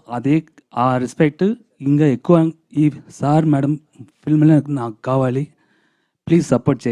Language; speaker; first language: Telugu; non-native, learner; Tamil